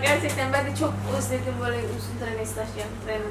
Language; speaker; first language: Turkish; non-native, learner; Indonesian